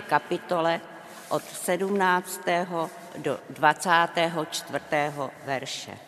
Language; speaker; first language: Czech; native; Czech